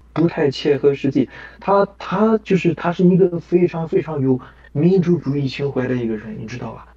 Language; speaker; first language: Chinese; non-native, local second language; Kazakh